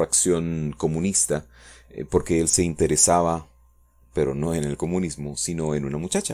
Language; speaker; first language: Spanish; native; Spanish